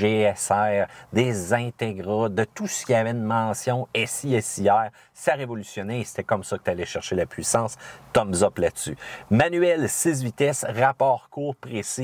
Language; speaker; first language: French; native; French